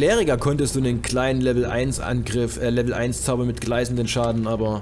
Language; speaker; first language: German; native; German